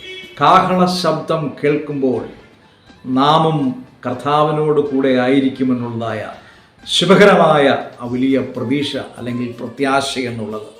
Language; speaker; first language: Malayalam; native; Malayalam